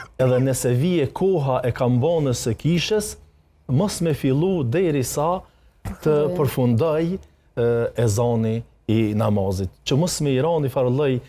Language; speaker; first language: Albanian; native; Albanian